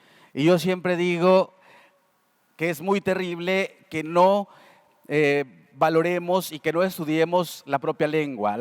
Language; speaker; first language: Spanish; native; Spanish